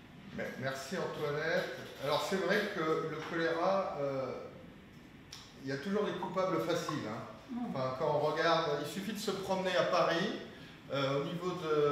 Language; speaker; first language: French; native; French